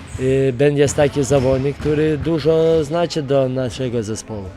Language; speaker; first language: Polish; non-native, fluent; Lithuanian